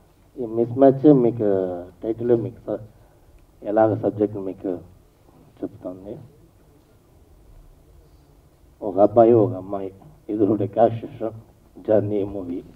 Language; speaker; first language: Telugu; non-native, learner; Tamil